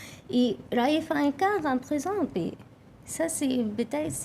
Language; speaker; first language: French; non-native, learner; Arabic